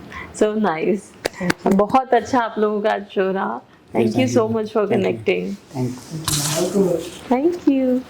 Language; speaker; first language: Hindi; native; Hindi